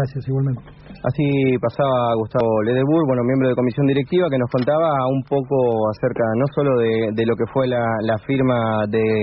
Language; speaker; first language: Spanish; native; Spanish